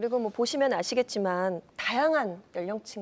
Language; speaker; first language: Korean; native; Korean